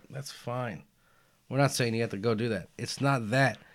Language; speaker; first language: English; early bilingual, other home language; Albanian